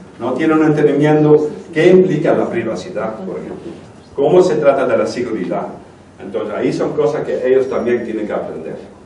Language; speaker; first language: Spanish; non-native, fluent; Dutch